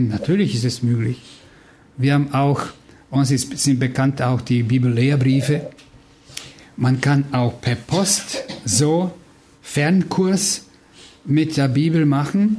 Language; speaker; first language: German; non-native, fluent; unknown